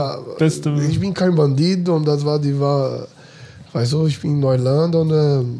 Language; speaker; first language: German; non-native, fluent; Portuguese